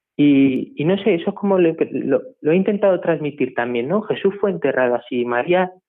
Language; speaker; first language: Spanish; native; Spanish